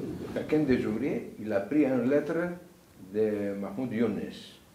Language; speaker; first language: French; non-native, fluent; Greek